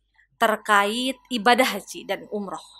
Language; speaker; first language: Indonesian; native; Indonesian